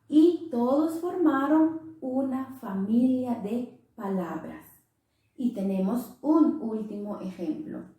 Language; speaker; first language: Spanish; non-native, local second language; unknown